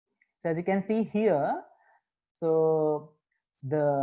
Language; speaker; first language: English; non-native, local second language; Telugu